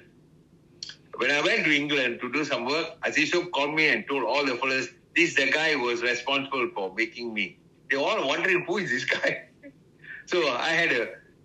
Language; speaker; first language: English; non-native, local second language; Tamil